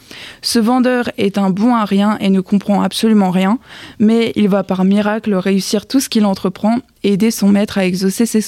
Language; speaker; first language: French; native; French